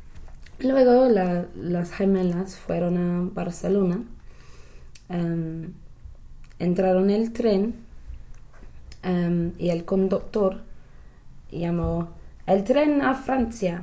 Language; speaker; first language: Spanish; non-native, learner; English